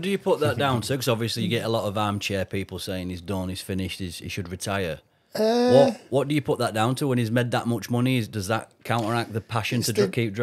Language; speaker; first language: English; native; English